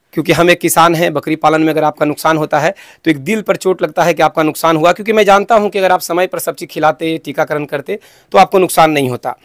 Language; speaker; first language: Hindi; native; Hindi